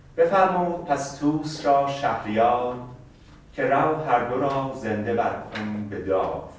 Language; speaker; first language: Persian; native; Persian